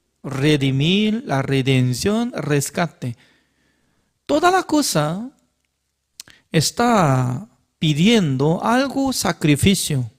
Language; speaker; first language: Spanish; non-native, learner; Korean